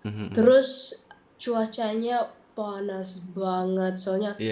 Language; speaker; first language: Indonesian; early bilingual, heritage; Dutch